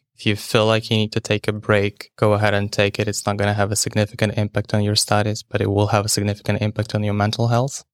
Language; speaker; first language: English; non-native, fluent; Ukrainian